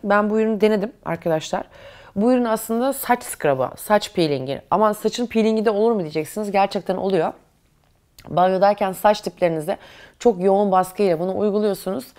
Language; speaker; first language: Turkish; native; Turkish